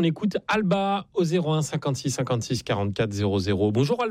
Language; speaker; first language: French; native; French